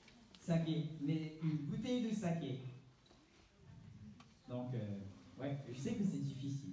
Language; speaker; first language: French; non-native, fluent; Japanese